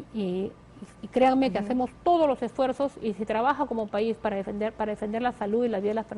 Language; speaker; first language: Spanish; native; Spanish